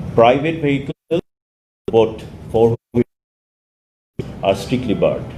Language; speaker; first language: English; non-native, local second language; Assamese